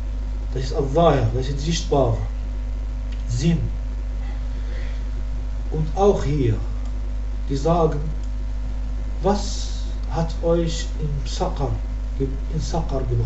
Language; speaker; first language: German; non-native, fluent; Arabic